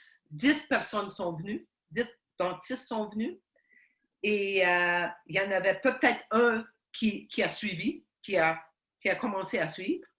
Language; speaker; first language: French; early bilingual, heritage; Ukrainian